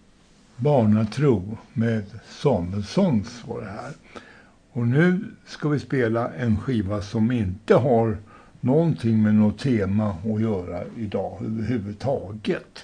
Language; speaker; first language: Swedish; native; Swedish